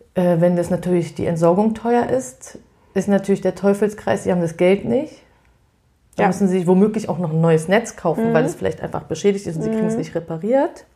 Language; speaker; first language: German; native; German